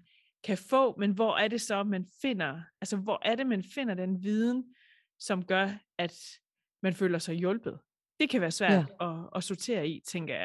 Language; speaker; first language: Danish; native; Danish